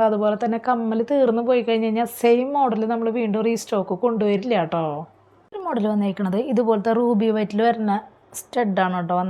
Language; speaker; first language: Malayalam; native; Malayalam